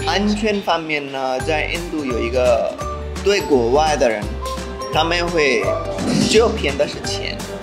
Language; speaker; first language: Chinese; non-native, fluent; Hindi